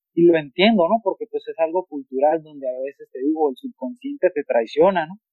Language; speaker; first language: Spanish; native; Spanish